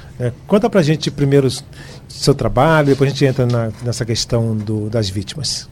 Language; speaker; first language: Portuguese; native; Portuguese